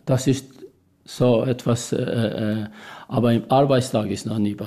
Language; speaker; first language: German; non-native, learner; Albanian